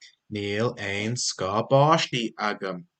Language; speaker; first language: Irish; non-native, local second language; English